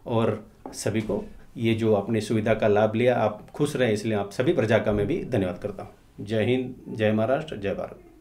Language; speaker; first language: Hindi; non-native, local second language; Marathi